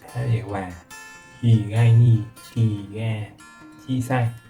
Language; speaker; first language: Japanese; non-native, learner; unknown